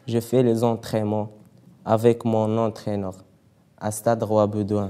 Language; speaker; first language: French; non-native, learner; Arabic